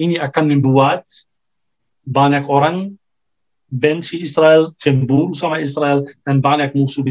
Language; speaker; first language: Indonesian; non-native, fluent; Arabic